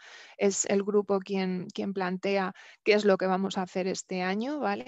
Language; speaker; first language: Spanish; native; Spanish